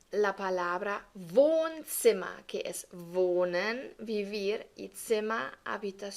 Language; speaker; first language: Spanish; non-native, fluent; German